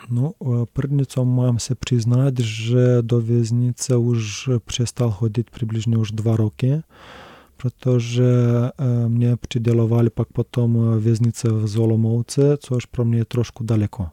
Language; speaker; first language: Czech; non-native, learner; Romanian